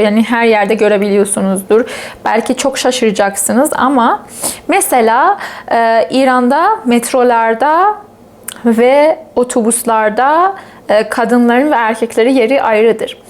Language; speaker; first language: Turkish; non-native, fluent; Persian